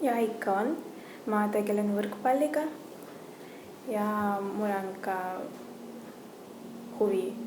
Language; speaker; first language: Estonian; non-native, local second language; Russian